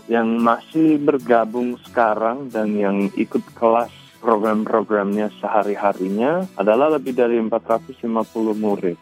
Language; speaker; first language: Indonesian; early bilingual, other home language; English